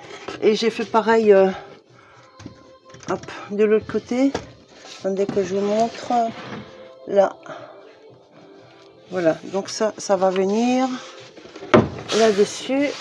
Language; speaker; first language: French; native; French